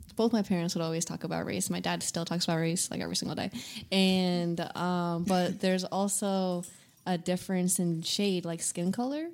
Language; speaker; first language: English; early bilingual, other home language; Hindi